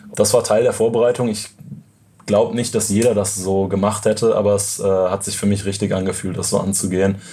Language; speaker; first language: German; native; German